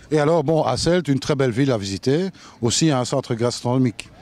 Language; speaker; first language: French; native; French